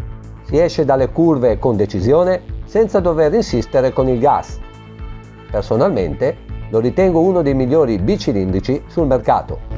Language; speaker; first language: Italian; native; Italian